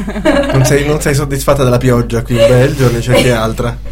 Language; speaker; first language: Italian; native; Italian